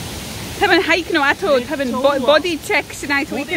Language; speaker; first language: Japanese; non-native, learner; English